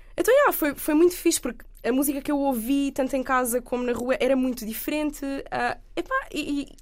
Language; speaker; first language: Portuguese; native; Portuguese